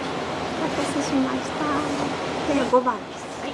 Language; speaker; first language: Japanese; native; Japanese